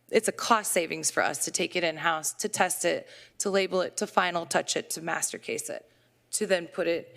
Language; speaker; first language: English; native; English